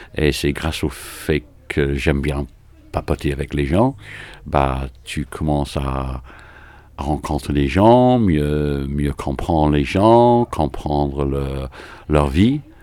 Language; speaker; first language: French; non-native, fluent; English